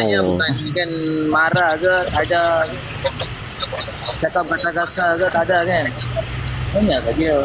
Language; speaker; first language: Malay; non-native, learner; Rohingya